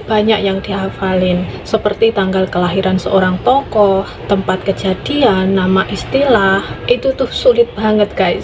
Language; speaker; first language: Indonesian; native; Indonesian